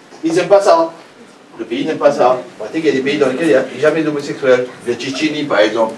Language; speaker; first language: French; non-native, fluent; Persian